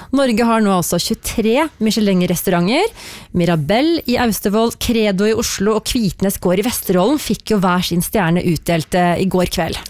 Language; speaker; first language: Norwegian; native; Norwegian